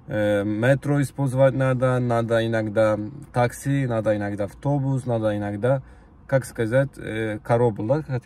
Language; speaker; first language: Russian; non-native, learner; Turkish